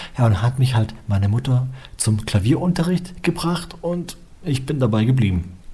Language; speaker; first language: German; native; German